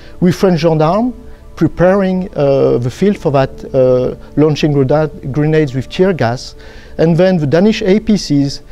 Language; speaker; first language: English; non-native, fluent; French